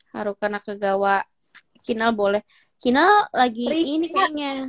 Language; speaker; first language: Indonesian; native; Indonesian